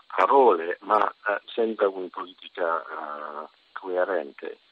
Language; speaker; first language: Italian; non-native, learner; English